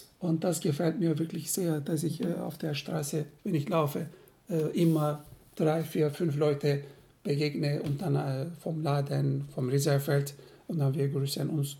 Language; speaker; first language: German; non-native, fluent; Turkish